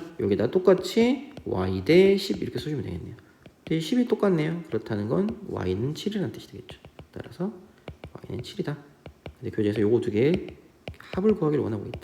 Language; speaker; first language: Korean; native; Korean